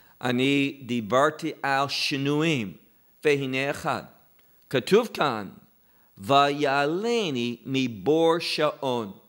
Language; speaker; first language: Hebrew; non-native, fluent; English